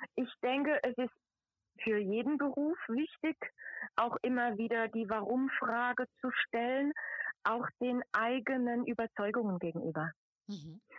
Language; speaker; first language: German; native; German